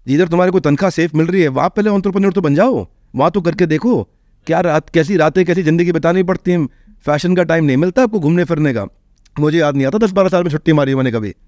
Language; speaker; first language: Hindi; native; Hindi